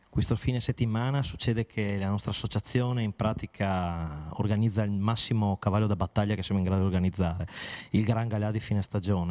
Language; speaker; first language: Italian; native; Italian